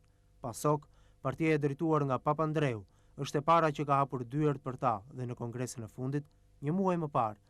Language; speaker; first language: Albanian; native; Albanian